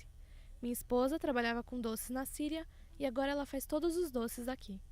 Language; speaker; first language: Portuguese; non-native, learner; Arabic